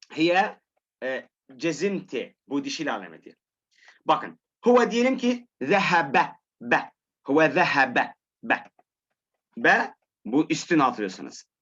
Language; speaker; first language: Turkish; non-native, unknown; Arabic